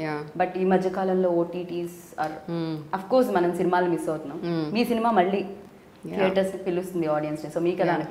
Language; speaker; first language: Telugu; native; Telugu